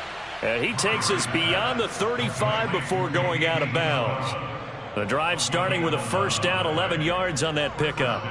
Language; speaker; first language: English; native; English